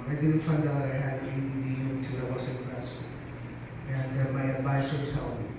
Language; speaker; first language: English; non-native, fluent; Spanish